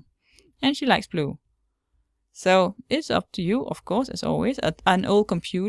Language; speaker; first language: English; non-native, fluent; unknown